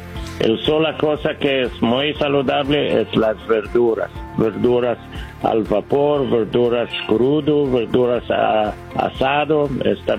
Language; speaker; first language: Spanish; non-native, learner; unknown